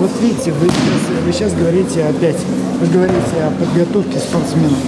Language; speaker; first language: Russian; native; Russian